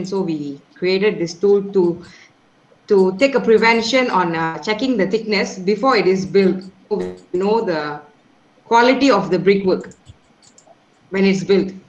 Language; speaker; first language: English; non-native, local second language; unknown